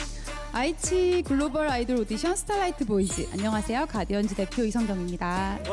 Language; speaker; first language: Korean; native; Korean